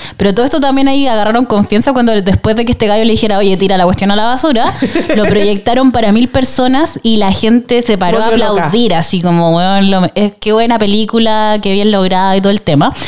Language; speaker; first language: Spanish; native; Spanish